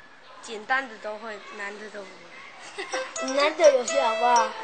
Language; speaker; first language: Chinese; native; Chinese